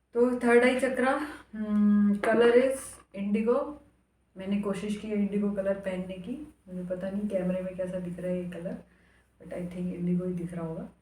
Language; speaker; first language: Hindi; native; Hindi